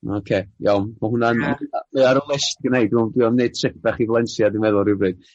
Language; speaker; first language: Welsh; native; Welsh